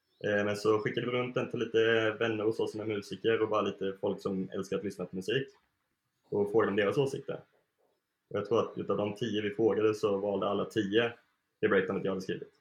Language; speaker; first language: Swedish; native; Swedish